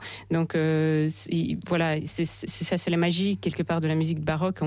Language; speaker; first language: French; non-native, fluent; Russian